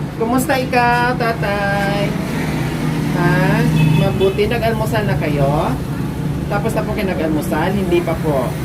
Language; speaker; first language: Filipino; native; Filipino